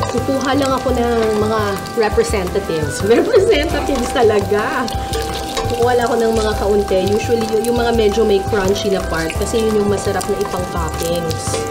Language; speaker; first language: Filipino; non-native, local second language; Pampanga